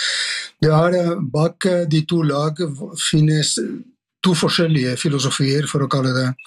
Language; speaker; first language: Norwegian; non-native, fluent; Spanish